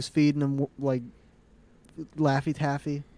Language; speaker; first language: English; native; English